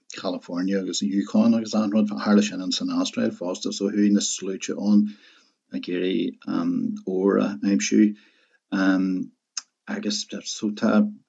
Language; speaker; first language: Irish; non-native, local second language; English